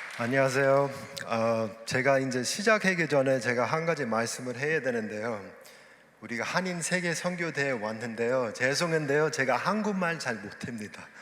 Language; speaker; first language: Korean; early bilingual, heritage; English